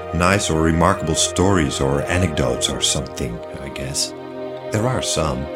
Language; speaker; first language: English; non-native, fluent; Dutch